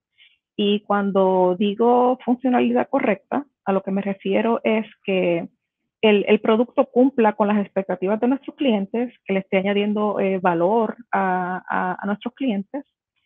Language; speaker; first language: Spanish; native; Spanish